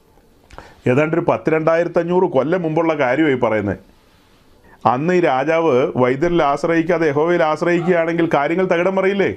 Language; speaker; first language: Malayalam; native; Malayalam